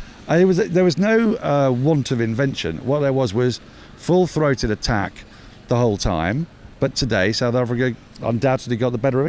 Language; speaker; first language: English; native; English